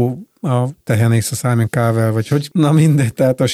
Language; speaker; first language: Hungarian; native; Hungarian